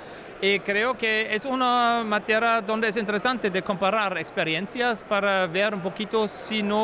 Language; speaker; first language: Spanish; non-native, fluent; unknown